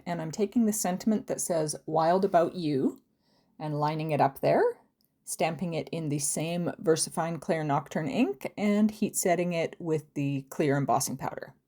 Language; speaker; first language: English; native; English